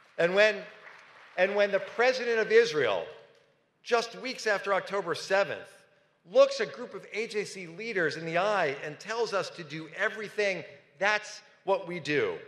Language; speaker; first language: English; native; English